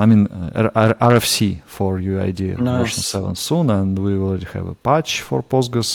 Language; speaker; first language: English; non-native, fluent; Russian